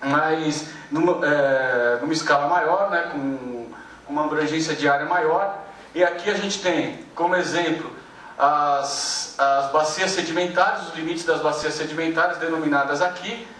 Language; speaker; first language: Portuguese; native; Portuguese